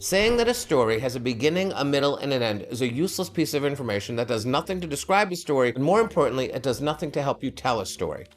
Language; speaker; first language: English; native; English